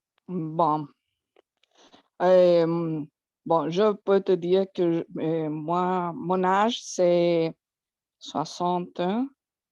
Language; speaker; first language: French; non-native, learner; Spanish